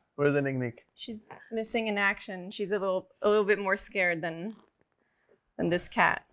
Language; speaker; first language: English; non-native, fluent; Portuguese